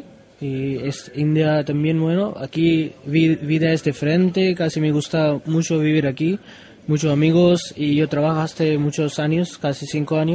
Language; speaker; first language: Spanish; non-native, learner; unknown